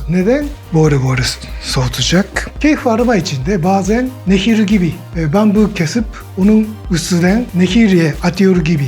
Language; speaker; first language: Turkish; non-native, learner; Japanese